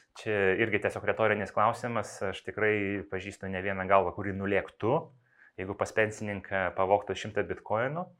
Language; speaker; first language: Lithuanian; non-native, local second language; Russian